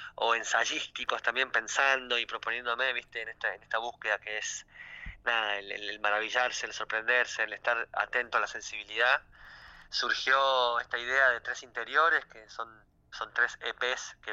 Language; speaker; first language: Spanish; native; Spanish